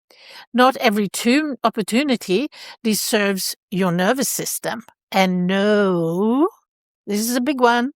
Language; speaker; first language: English; non-native, fluent; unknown